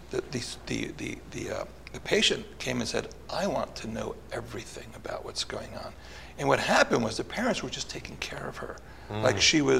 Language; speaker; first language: English; early bilingual, other home language; Italian